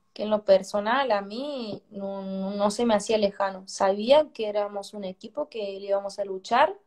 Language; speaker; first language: Spanish; native; Spanish